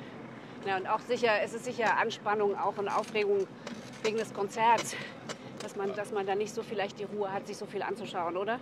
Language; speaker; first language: German; native; German